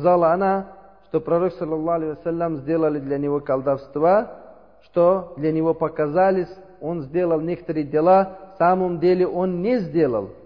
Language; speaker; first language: Russian; non-native, learner; Uzbek